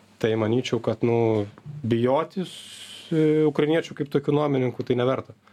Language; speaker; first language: Lithuanian; native; Lithuanian